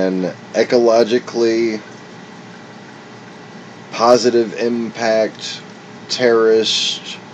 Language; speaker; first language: English; native; English